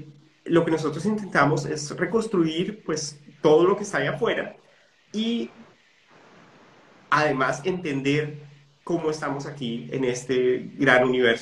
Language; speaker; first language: Spanish; native; Spanish